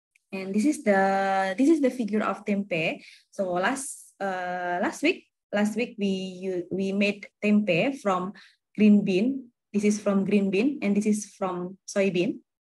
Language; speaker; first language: English; non-native, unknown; Indonesian